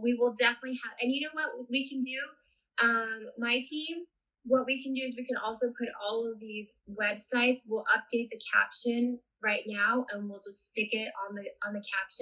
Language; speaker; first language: English; native; English